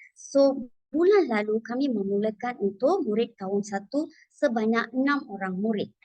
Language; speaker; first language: Malay; non-native, local second language; Tamil